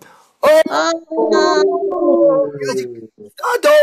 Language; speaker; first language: Japanese; native; Japanese